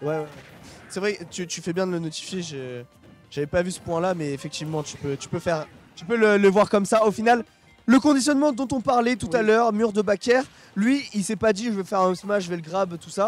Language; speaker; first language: French; native; French